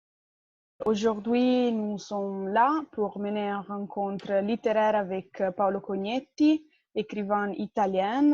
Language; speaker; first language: French; non-native, fluent; Italian